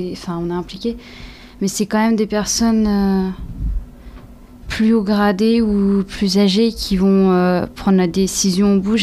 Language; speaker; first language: French; native; French